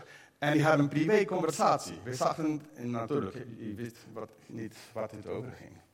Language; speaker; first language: Dutch; non-native, fluent; English